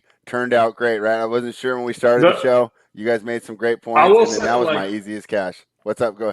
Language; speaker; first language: English; native; English